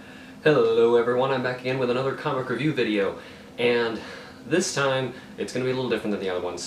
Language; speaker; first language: English; native; English